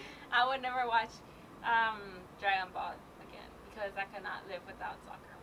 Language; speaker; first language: English; early bilingual, other home language; Spanish